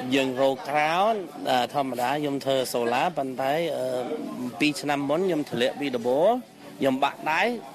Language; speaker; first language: Khmer; non-native, fluent; English